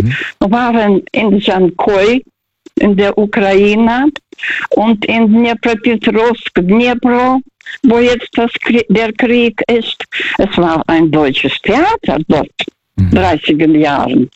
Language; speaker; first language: German; non-native, fluent; Russian